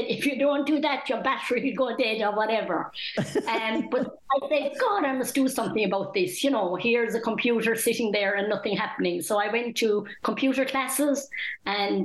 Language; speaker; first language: English; native; English